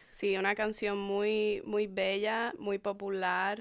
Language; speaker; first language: Spanish; early bilingual, heritage; Spanish